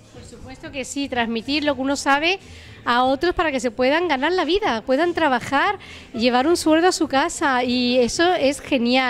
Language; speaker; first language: Spanish; native; Spanish